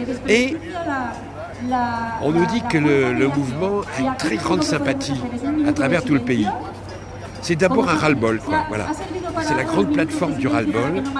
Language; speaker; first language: French; native; French